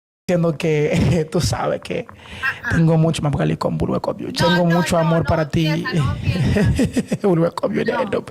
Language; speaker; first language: Spanish; non-native, learner; Haitian Creole